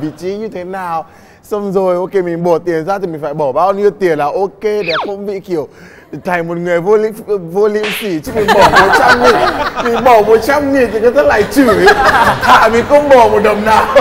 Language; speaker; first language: Vietnamese; non-native, fluent; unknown